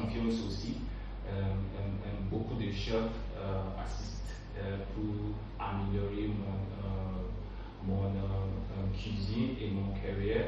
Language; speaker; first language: French; non-native, learner; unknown